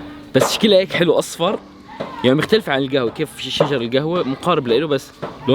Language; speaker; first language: Arabic; native; Arabic